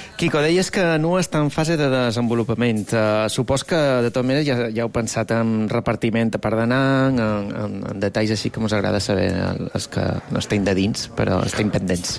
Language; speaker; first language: Catalan; native; Catalan